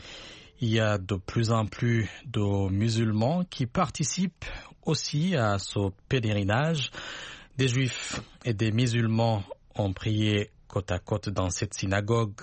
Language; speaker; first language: French; non-native, local second language; Rundi